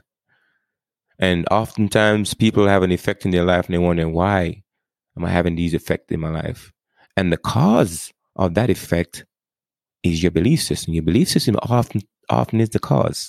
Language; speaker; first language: English; non-native, local second language; Jamaican Creole English